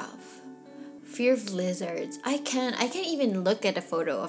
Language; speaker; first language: English; non-native, local second language; Filipino